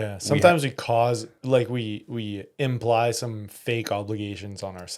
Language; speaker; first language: English; native; English